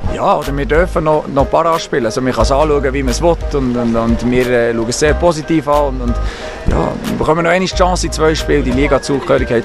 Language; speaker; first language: German; native; German